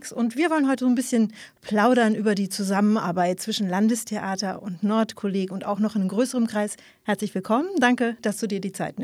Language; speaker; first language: German; native; German